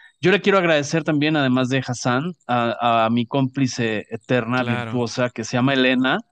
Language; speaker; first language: Spanish; native; Spanish